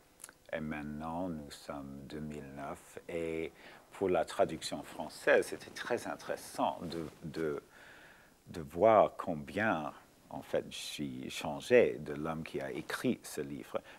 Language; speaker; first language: French; non-native, fluent; English